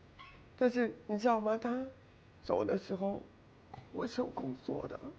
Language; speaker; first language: Chinese; native; Chinese